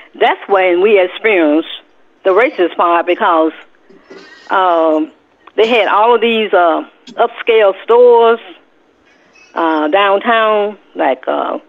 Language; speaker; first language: English; native; English